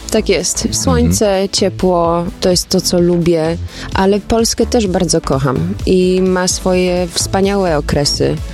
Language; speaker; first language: Polish; early bilingual, heritage; Polish